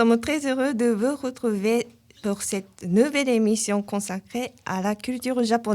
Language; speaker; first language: French; non-native, learner; Japanese